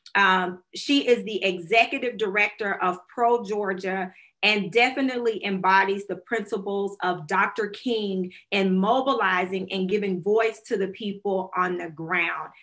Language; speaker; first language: English; native; English